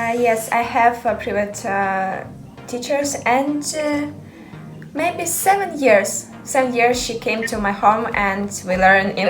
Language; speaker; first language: English; non-native, learner; Ukrainian